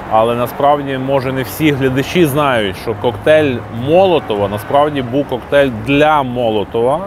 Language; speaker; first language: Ukrainian; native; Ukrainian